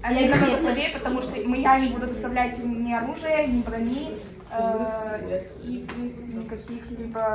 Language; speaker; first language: Russian; native; Russian